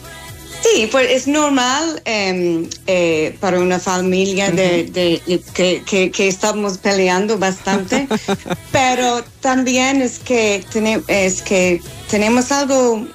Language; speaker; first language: Spanish; non-native, fluent; English